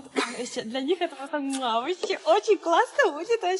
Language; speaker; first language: Russian; native; Russian